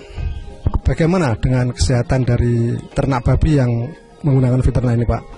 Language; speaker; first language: Indonesian; native; Indonesian